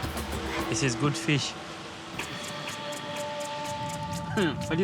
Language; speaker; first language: English; non-native, learner; Swahili